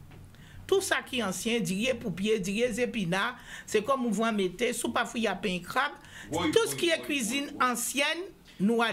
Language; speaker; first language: French; non-native, local second language; Guadeloupean Creole French